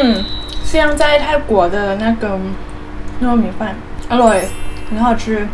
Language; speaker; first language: Chinese; non-native, learner; Thai